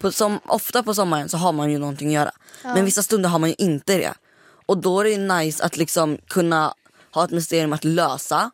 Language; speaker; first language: Swedish; native; Swedish